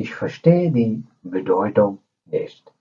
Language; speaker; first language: German; non-native, fluent; Urdu